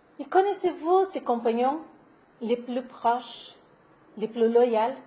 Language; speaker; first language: French; non-native, fluent; Portuguese